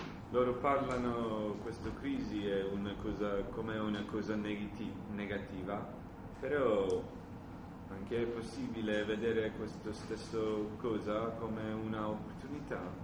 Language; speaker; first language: Italian; non-native, learner; English